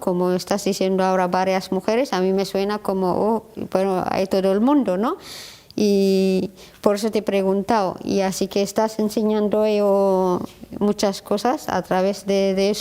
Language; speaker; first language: Spanish; non-native, learner; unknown